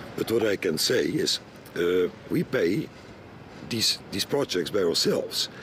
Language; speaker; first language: English; non-native, fluent; Dutch